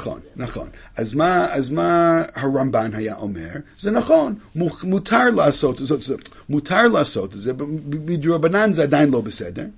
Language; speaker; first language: Hebrew; non-native, fluent; English